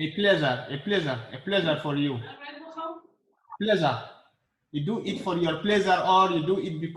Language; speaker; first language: English; non-native, learner; Arabic